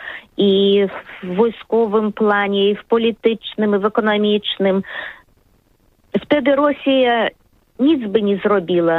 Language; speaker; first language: Polish; non-native, learner; Russian